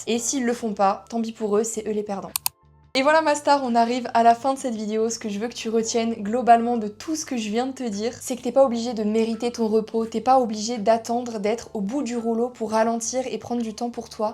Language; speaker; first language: French; native; French